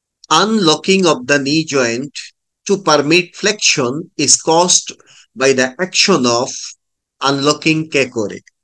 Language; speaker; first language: English; non-native, local second language; Bangla